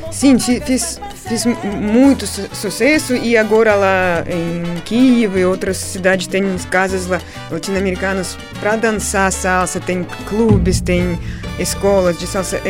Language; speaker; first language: Portuguese; non-native, fluent; Russian